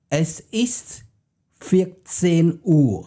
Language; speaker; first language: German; non-native, fluent; Khmer